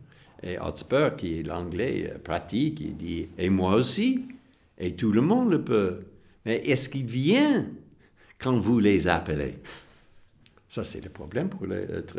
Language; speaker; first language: French; non-native, fluent; English